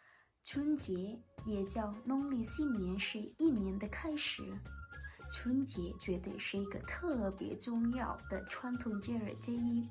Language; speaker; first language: Chinese; non-native, learner; Indonesian